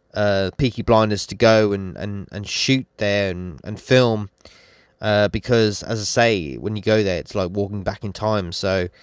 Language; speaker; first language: English; native; English